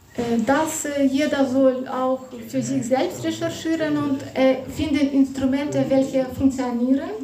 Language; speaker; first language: German; non-native, fluent; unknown